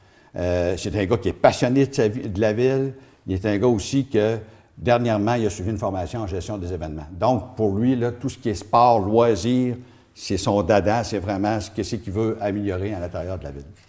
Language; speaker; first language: French; native; French